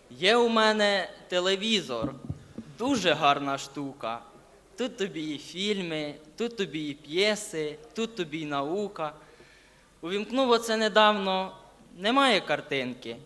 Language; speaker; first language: Ukrainian; native; Ukrainian